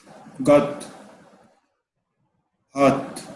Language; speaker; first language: English; non-native, learner; Arabic